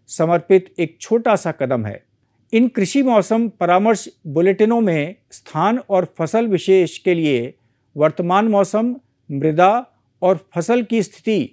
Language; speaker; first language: Hindi; native; Hindi